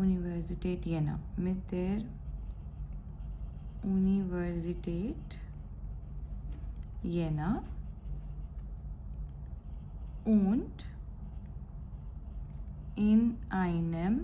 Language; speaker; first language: German; non-native, fluent; Gujarati